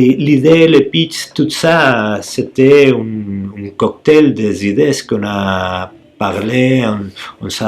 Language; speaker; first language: French; non-native, learner; Spanish